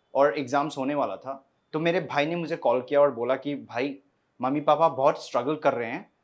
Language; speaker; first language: Hindi; non-native, local second language; Assamese